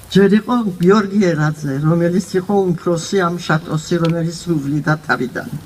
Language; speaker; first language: Georgian; early bilingual, heritage; Georgian